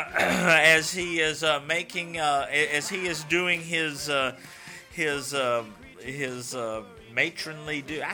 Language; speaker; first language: English; native; English